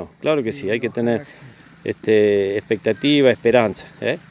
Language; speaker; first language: Spanish; native; Spanish